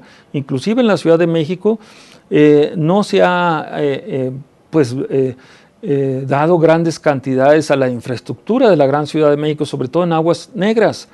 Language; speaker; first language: Spanish; native; Spanish